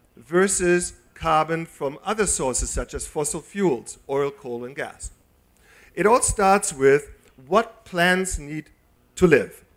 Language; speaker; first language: English; non-native, fluent; German